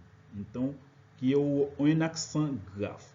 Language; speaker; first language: Portuguese; non-native, fluent; French